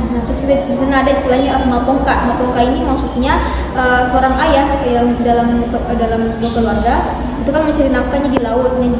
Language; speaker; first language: Indonesian; non-native, local second language; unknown